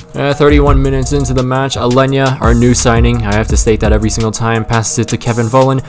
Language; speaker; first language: English; native; English